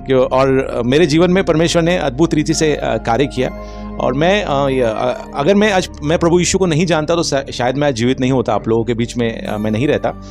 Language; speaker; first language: Hindi; native; Hindi